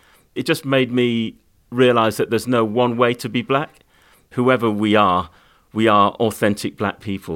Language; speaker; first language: English; native; English